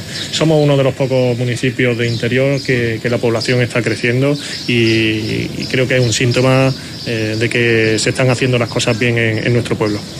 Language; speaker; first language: Spanish; native; Spanish